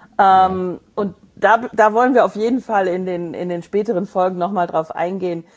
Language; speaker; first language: German; native; German